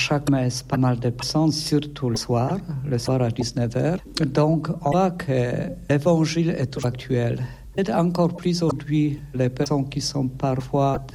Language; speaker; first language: French; non-native, fluent; Polish